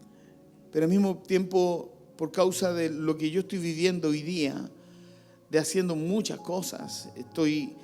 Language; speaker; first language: Spanish; native; Spanish